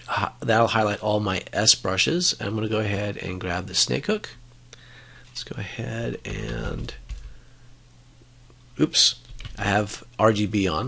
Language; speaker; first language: English; native; English